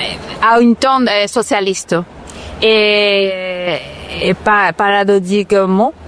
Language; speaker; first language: French; non-native, fluent; Spanish